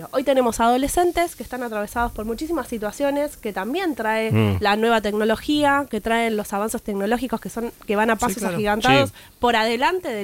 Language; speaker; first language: Spanish; native; Spanish